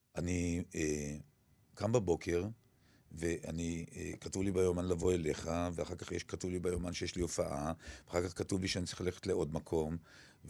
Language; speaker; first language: Hebrew; early bilingual, other home language; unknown